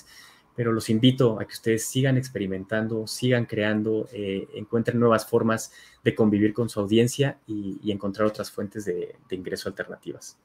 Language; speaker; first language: Spanish; native; Spanish